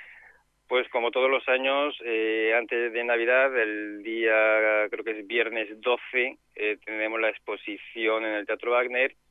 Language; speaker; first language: Spanish; native; Spanish